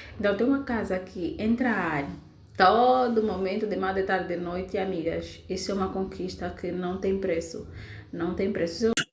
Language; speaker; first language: Portuguese; native; Portuguese